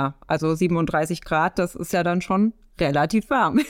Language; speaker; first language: German; native; German